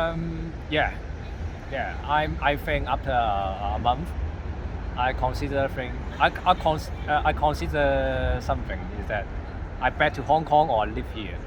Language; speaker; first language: English; non-native, learner; Cantonese